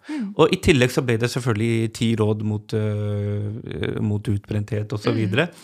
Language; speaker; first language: Norwegian; early bilingual, other home language; Urdu